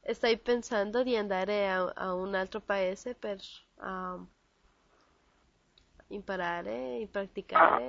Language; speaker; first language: Italian; non-native, learner; Spanish